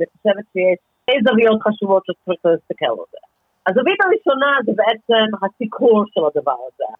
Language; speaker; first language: Hebrew; non-native, fluent; English